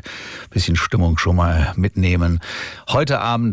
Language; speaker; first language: German; native; German